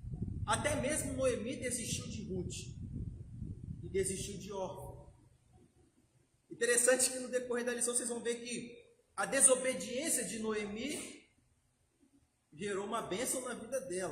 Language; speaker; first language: Portuguese; native; Portuguese